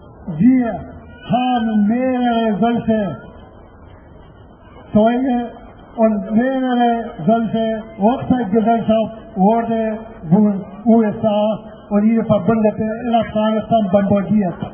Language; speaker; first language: German; non-native, fluent; Persian